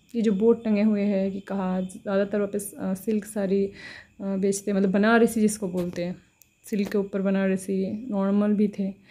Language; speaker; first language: Hindi; non-native, local second language; Bangla